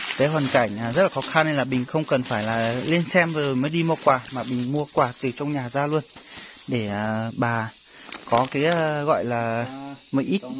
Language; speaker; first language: Vietnamese; non-native, local second language; Hmong